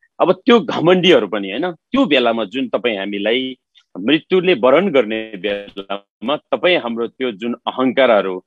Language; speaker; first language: Nepali; non-native, local second language; Eastern Tamang